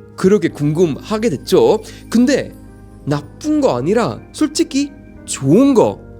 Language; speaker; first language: Korean; non-native, fluent; English